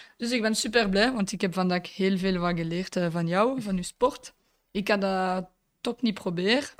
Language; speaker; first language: Dutch; non-native, local second language; French